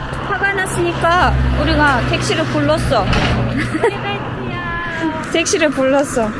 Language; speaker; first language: Korean; non-native, fluent; Turkmen